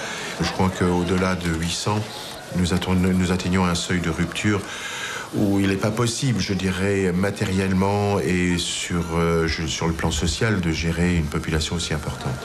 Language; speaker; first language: French; native; French